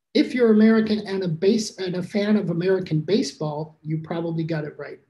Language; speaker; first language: English; native; English